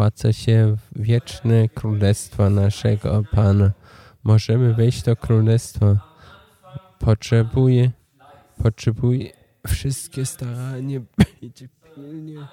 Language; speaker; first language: Polish; non-native, learner; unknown